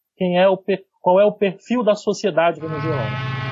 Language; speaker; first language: Portuguese; native; Portuguese